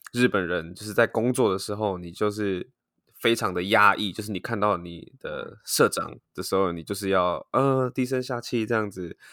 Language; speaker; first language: Chinese; native; Chinese